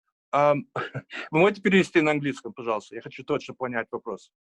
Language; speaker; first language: Russian; early bilingual, heritage; Russian